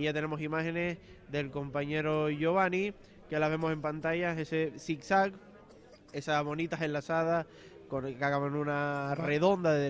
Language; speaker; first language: Spanish; native; Spanish